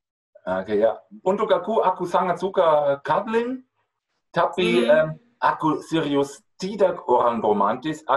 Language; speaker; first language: Indonesian; non-native, fluent; German